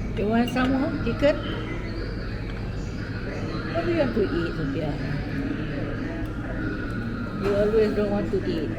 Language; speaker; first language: English; non-native, local second language; Malay